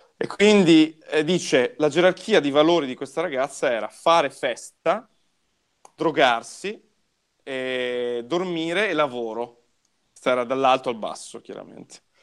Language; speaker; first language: Italian; native; Italian